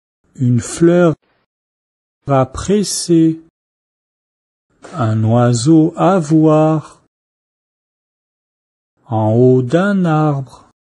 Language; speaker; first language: French; non-native, fluent; Chinese